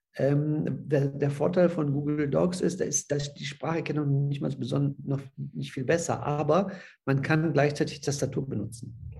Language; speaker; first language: German; early bilingual, other home language; Russian